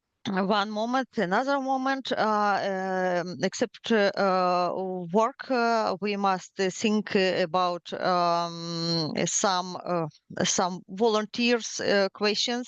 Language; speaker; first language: English; non-native, learner; Ukrainian